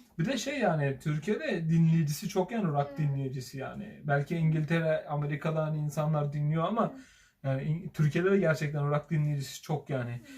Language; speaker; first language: Turkish; native; Turkish